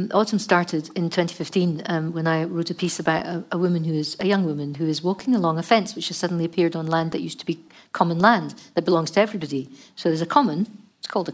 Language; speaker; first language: English; native; English